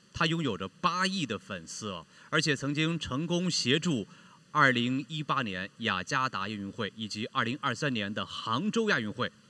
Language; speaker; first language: Chinese; native; Chinese